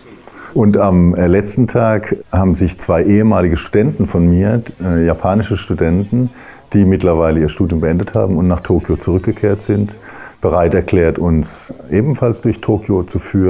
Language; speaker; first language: German; native; German